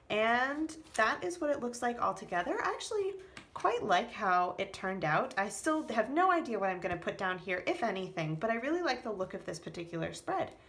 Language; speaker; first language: English; native; English